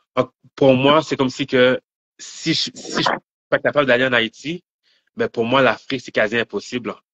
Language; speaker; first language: French; native; French